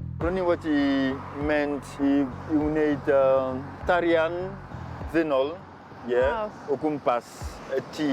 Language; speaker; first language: Welsh; non-native, fluent; French